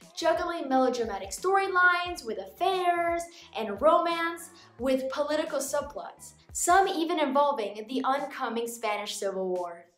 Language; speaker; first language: English; native; English